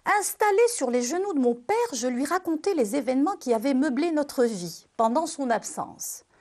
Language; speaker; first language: French; non-native, local second language; Arabic